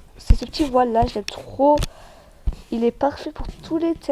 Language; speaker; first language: French; native; French